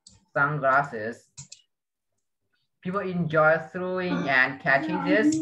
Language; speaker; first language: English; non-native, fluent; Vietnamese